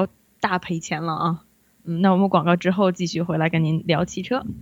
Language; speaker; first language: Chinese; native; Chinese